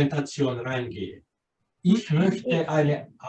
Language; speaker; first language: German; non-native, fluent; Croatian